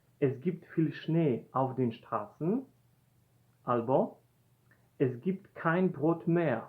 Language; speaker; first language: German; non-native, fluent; Polish